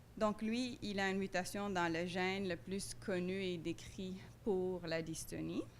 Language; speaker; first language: French; non-native, fluent; Dutch